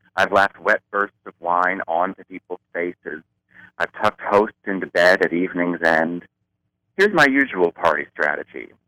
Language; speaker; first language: English; native; English